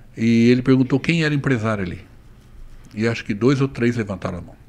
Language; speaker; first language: Portuguese; native; Portuguese